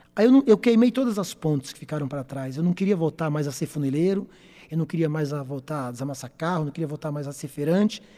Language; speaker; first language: Portuguese; native; Portuguese